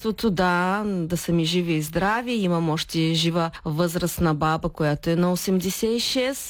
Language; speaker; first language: Bulgarian; early bilingual, heritage; Bulgarian